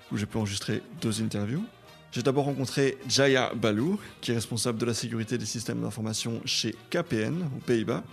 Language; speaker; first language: French; native; French